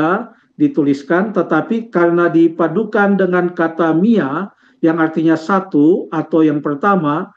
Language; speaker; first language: Indonesian; native; Indonesian